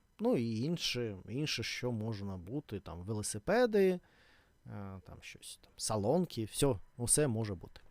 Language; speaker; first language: Ukrainian; non-native, learner; Russian